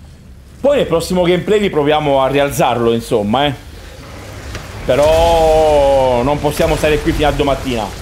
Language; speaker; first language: Italian; native; Italian